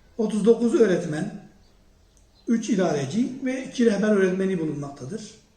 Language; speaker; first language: Turkish; native; Turkish